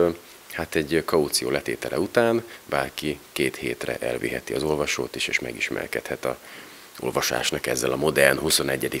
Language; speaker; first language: Hungarian; native; Hungarian